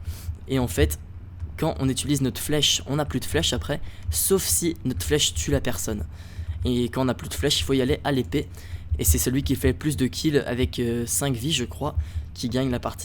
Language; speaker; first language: French; native; French